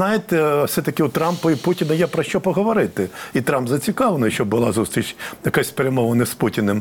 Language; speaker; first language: Ukrainian; native; Ukrainian